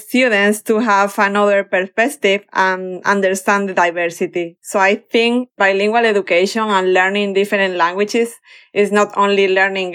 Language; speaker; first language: English; non-native, fluent; Spanish